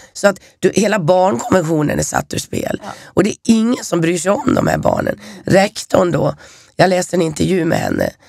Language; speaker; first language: Swedish; native; Swedish